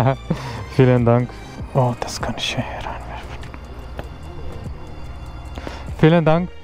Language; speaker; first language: German; non-native, learner; Urdu